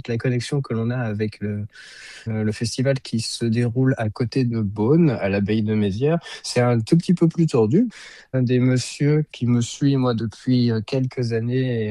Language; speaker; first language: French; native; French